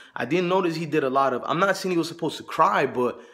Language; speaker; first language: English; native; English